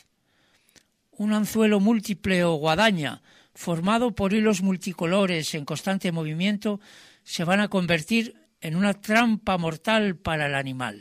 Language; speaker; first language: Spanish; native; Spanish